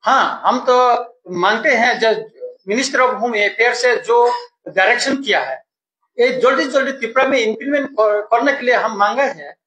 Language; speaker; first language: Hindi; non-native, local second language; Bangla